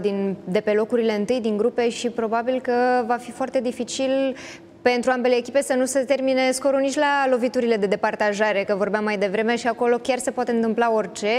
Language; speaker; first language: Romanian; native; Romanian